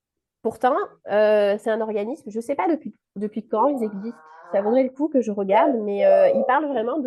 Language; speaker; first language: French; native; French